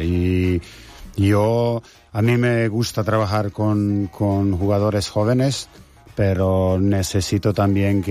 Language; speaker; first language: Spanish; non-native, fluent; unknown